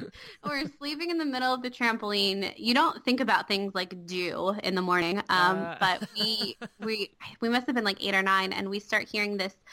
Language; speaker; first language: English; native; English